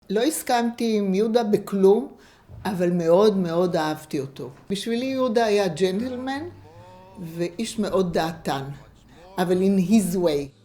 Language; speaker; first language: Hebrew; non-native, fluent; English